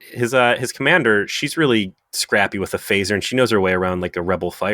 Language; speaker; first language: English; native; English